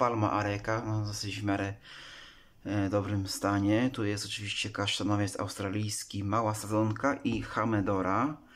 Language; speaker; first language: Polish; native; Polish